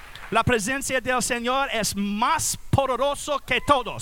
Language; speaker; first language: Spanish; non-native, learner; English